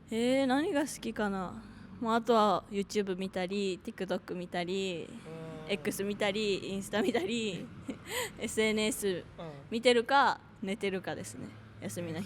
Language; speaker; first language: Japanese; native; Japanese